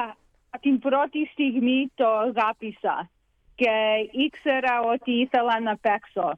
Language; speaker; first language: Greek; early bilingual, heritage; Greek